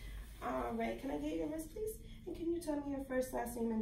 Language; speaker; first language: English; native; English